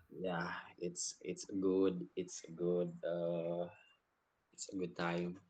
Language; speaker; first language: English; non-native, fluent; Indonesian